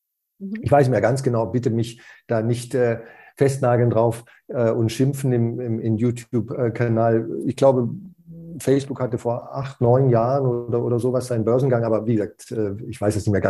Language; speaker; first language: German; native; German